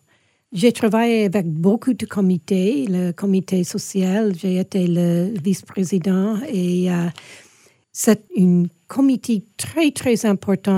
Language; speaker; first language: French; non-native, fluent; English